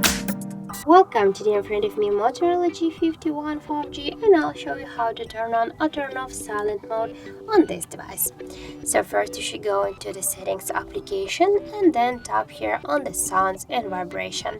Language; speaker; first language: English; non-native, fluent; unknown